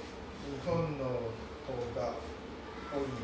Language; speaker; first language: Japanese; non-native, learner; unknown